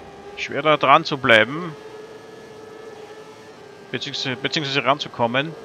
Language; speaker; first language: German; native; German